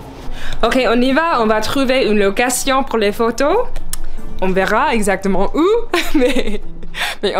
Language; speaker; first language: French; non-native, learner; English